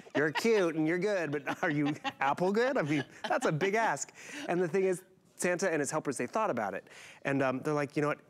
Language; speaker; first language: English; native; English